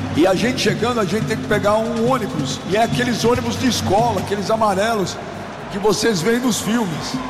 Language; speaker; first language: Portuguese; native; Portuguese